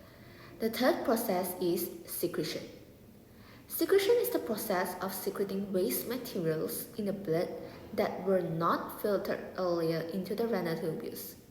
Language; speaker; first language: English; non-native, local second language; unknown